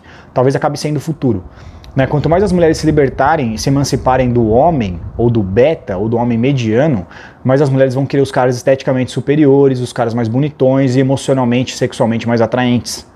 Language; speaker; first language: Portuguese; native; Portuguese